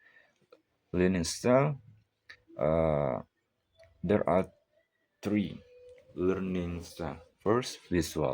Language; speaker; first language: English; non-native, learner; Indonesian